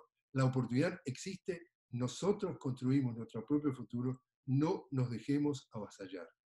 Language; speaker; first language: Spanish; native; Spanish